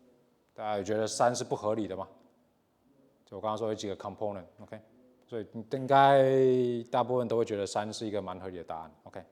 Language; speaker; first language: Chinese; native; Chinese